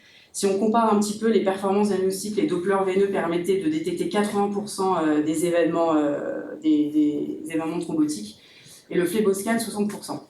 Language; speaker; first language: French; native; French